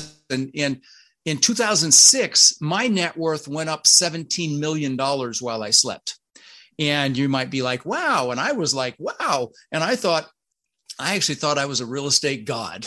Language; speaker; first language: English; early bilingual, other home language; Dutch